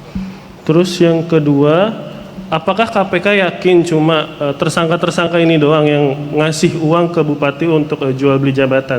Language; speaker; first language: Indonesian; native; Indonesian